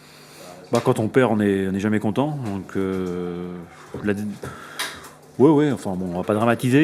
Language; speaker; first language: French; native; French